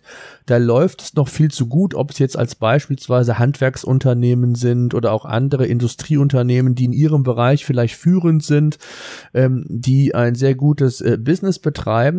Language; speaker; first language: German; native; German